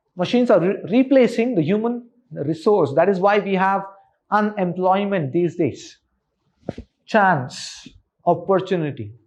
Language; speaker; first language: English; non-native, local second language; Kannada